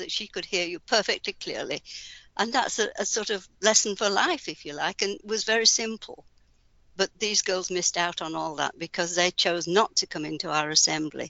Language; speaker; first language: English; native; English